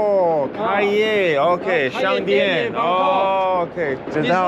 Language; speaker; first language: Chinese; non-native, learner; English